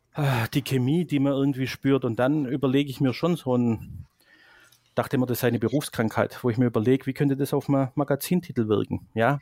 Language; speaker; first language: German; native; German